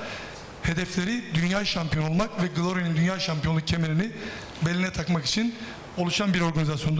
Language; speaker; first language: Turkish; native; Turkish